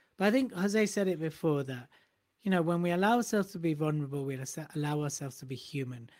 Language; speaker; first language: English; native; English